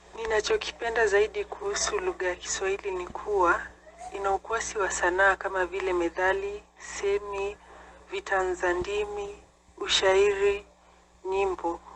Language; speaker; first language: Swahili; non-native, local second language; Kikuyu